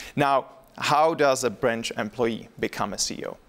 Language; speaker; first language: English; non-native, fluent; Czech